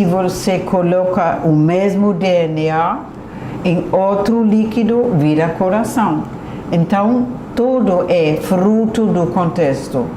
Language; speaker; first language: Portuguese; non-native, fluent; German